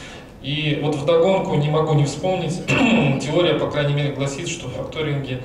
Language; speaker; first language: Russian; native; Russian